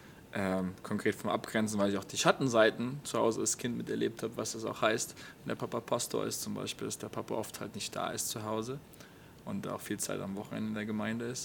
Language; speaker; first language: German; native; German